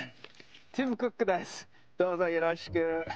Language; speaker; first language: Japanese; non-native, fluent; English